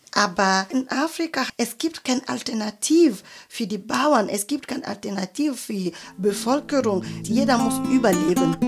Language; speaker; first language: German; non-native, fluent; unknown